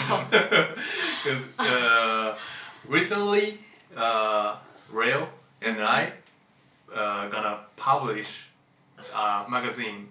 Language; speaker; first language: English; non-native, learner; Japanese